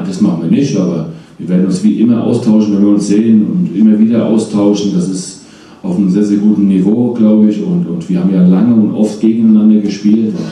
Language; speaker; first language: German; native; German